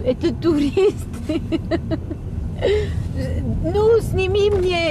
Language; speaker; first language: Russian; non-native, learner; French